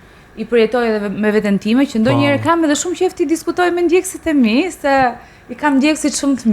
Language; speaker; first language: Albanian; native; Albanian